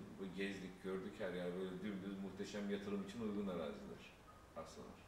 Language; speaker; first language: Turkish; native; Turkish